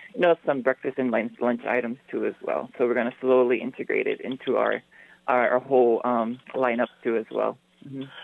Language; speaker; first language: English; native; English